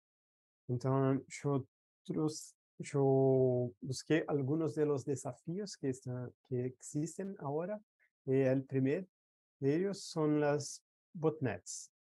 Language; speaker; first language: Spanish; non-native, fluent; Portuguese